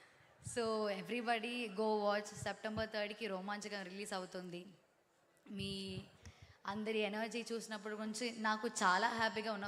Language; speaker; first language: Telugu; non-native, learner; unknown